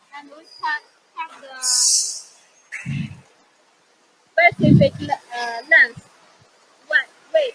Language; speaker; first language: English; non-native, fluent; Chinese